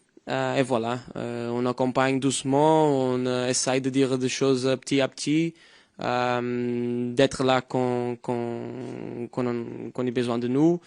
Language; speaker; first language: French; non-native, fluent; Portuguese